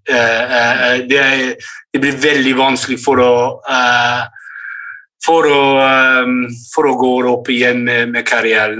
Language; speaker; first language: Norwegian; early bilingual, heritage; English